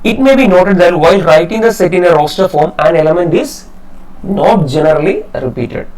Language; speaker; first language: English; non-native, local second language; Malayalam